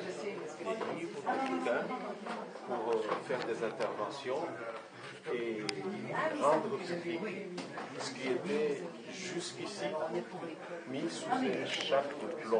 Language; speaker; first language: French; non-native, local second language; Comorian